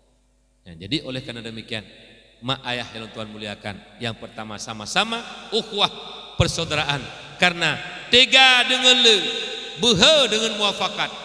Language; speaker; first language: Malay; non-native, local second language; Achinese